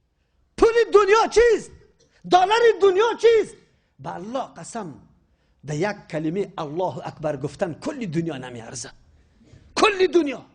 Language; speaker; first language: Persian; native; Persian